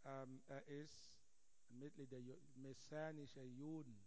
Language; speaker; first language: German; non-native, learner; English